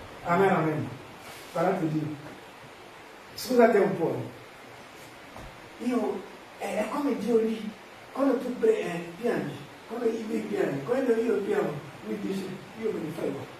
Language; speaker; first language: Italian; non-native, fluent; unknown